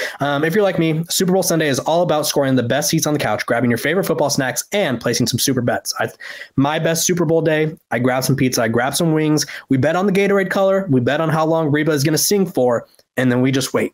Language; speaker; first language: English; native; English